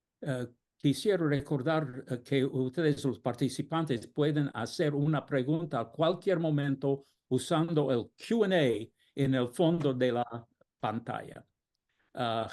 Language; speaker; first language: Spanish; non-native, fluent; English